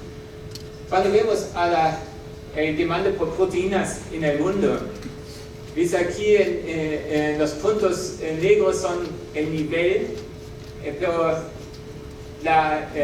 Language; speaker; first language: Spanish; non-native, learner; German